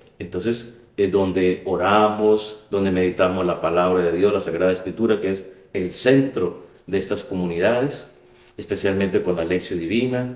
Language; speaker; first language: Spanish; native; Spanish